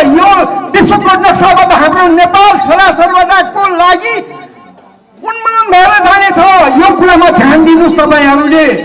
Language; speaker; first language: Nepali; non-native, local second language; Newari